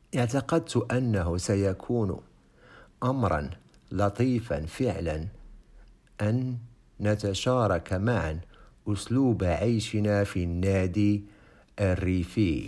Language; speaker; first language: Arabic; non-native, fluent; Indonesian